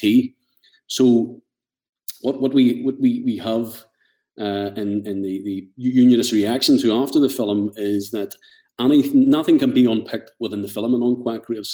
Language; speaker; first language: English; native; English